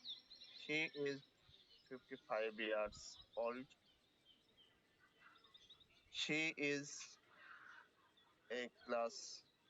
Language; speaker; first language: English; non-native, learner; Bangla